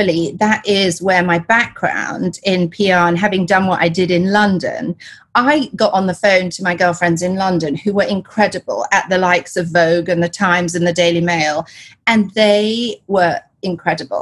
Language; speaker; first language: English; native; English